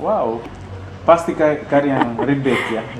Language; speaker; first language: Indonesian; non-native, fluent; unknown